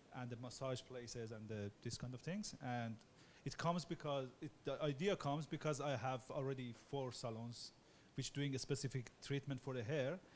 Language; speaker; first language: English; non-native, fluent; Portuguese